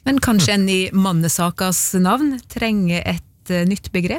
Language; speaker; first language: Norwegian; native; Norwegian